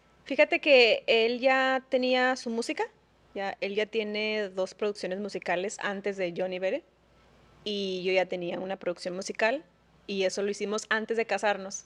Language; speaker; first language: Spanish; native; Spanish